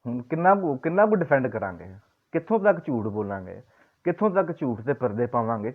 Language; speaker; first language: Urdu; non-native, local second language; Punjabi